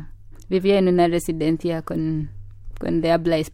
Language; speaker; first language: Spanish; non-native, fluent; Ganda